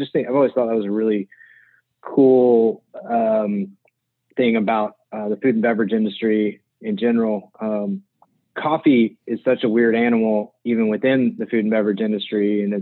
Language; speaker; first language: English; native; English